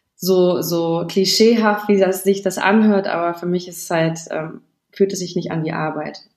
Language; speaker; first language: German; native; German